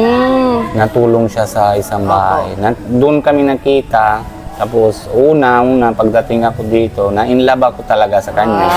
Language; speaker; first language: Filipino; non-native, learner; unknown